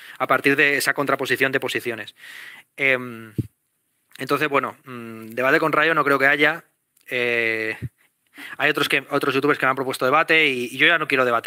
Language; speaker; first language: Spanish; native; Spanish